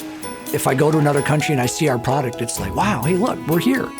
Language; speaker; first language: English; native; English